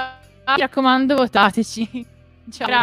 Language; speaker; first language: Italian; native; Italian